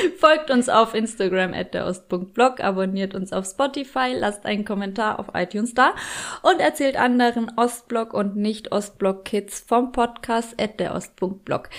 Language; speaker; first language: German; early bilingual, other home language; Polish